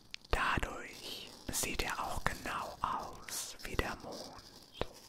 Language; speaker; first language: German; native; German